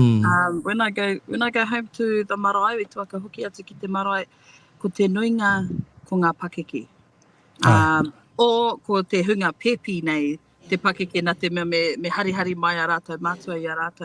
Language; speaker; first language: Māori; non-native, local second language; English